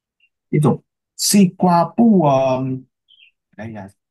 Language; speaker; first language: Chinese; non-native, learner; Vietnamese